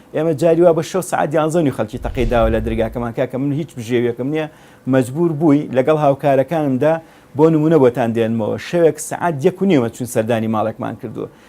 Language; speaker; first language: Central Kurdish; native; Central Kurdish